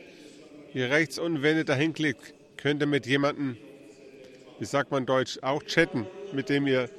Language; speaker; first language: German; early bilingual, heritage; German